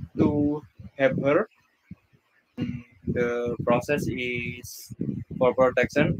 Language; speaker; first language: English; non-native, learner; Indonesian